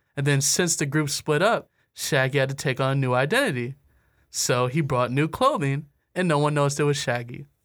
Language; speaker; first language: English; native; English